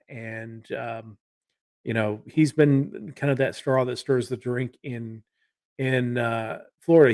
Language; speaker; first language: English; native; English